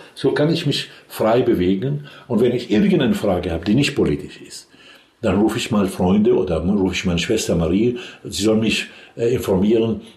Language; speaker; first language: German; non-native, fluent; Arabic